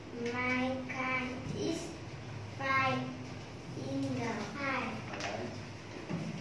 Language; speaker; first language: English; non-native, learner; Vietnamese